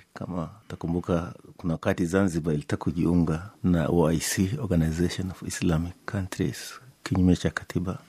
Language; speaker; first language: Swahili; non-native, local second language; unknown